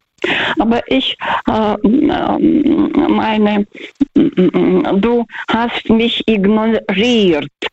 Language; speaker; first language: German; early bilingual, heritage; Russian